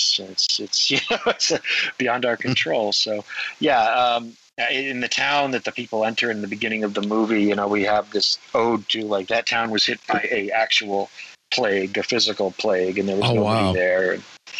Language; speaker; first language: English; native; English